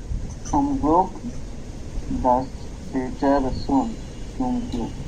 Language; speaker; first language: German; non-native, learner; Bangla